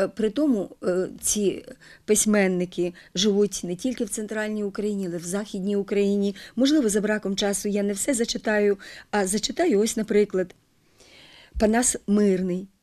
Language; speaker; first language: Ukrainian; native; Ukrainian